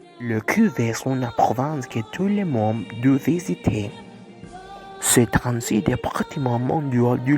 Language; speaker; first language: French; non-native, learner; Spanish